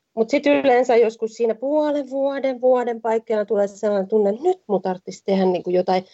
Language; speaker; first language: Finnish; native; Finnish